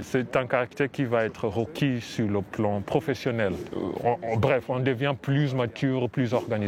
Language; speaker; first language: French; non-native, fluent; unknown